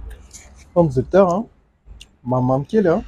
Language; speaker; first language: French; non-native, local second language; Malagasy